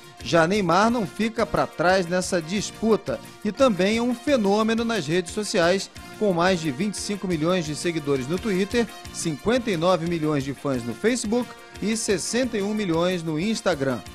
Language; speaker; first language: Portuguese; native; Portuguese